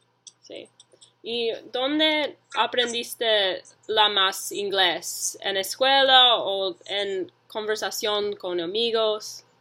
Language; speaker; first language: Spanish; early bilingual, heritage; English